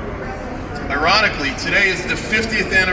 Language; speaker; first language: English; native; English